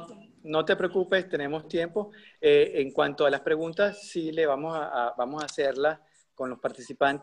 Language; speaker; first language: Spanish; native; Spanish